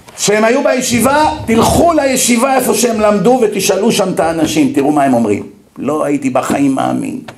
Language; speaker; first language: Hebrew; native; Hebrew